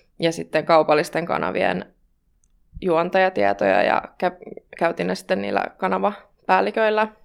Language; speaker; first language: Finnish; native; Finnish